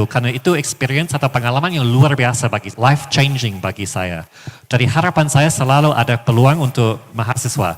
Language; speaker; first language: Indonesian; non-native, fluent; English